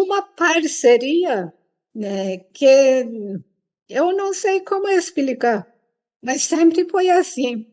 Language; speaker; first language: Portuguese; non-native, fluent; Persian